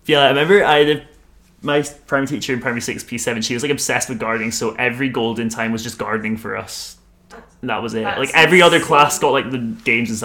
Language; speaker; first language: English; native; English